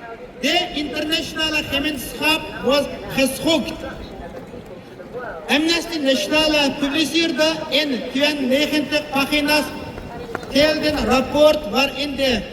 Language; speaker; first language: Dutch; non-native, local second language; Uyghur